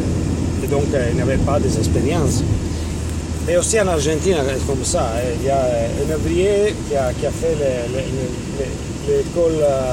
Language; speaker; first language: French; non-native, fluent; Italian